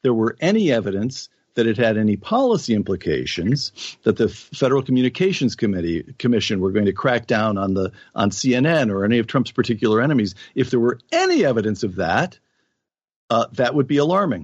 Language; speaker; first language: English; native; English